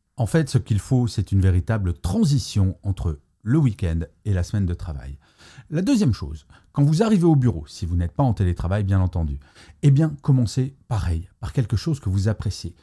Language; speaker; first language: French; native; French